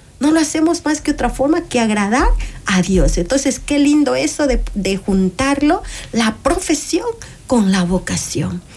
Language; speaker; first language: Spanish; native; Spanish